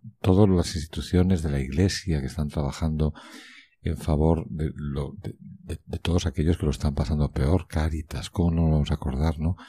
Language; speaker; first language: Spanish; native; Spanish